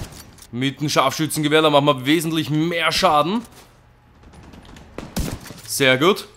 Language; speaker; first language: German; native; German